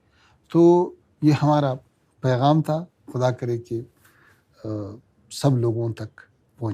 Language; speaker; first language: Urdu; non-native, learner; Pashto